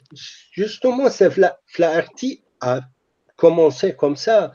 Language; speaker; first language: French; non-native, fluent; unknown